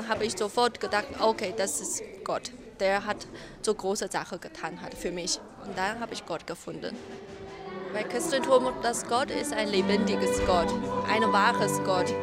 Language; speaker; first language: German; non-native, fluent; Chinese